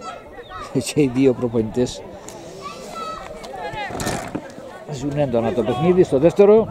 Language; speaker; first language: Greek; native; Greek